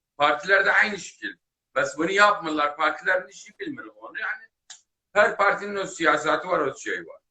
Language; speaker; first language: Turkish; native; Turkish